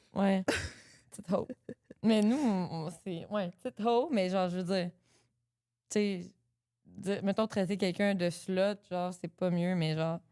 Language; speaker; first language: French; native; French